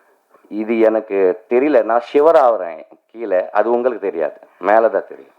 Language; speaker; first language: Tamil; non-native, local second language; Telugu